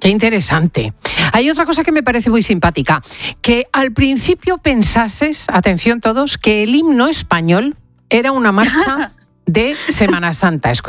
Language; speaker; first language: Spanish; native; Spanish